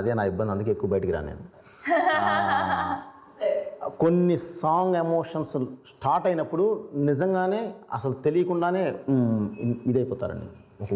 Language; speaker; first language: Telugu; native; Telugu